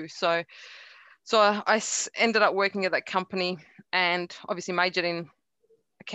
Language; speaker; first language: English; early bilingual, other home language; Croatian